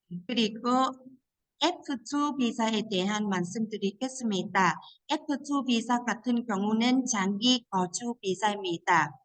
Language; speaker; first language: Korean; non-native, fluent; Vietnamese